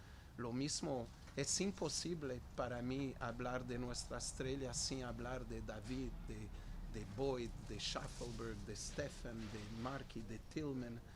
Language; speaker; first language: Spanish; non-native, fluent; Portuguese